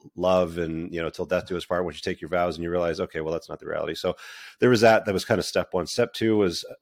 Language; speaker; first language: English; native; English